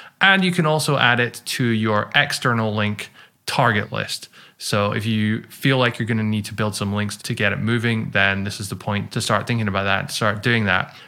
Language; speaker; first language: English; native; English